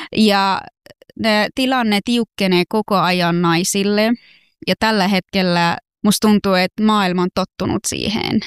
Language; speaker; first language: Finnish; non-native, fluent; Persian